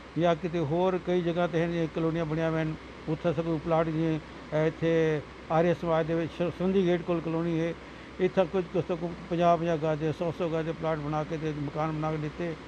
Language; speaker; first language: Punjabi; non-native, local second language; Saraiki